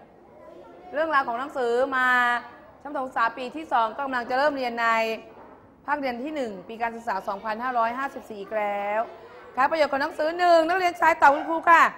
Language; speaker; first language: Thai; native; Thai